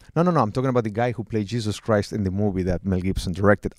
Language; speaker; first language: English; non-native, fluent; Spanish